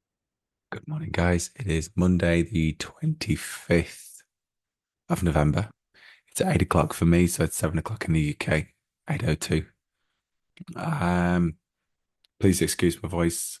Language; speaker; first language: English; native; English